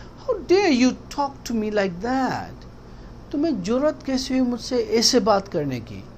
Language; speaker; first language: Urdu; non-native, local second language; Baluchi